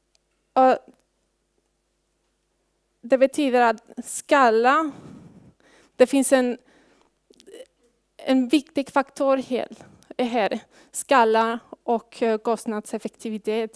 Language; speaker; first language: Swedish; non-native, fluent; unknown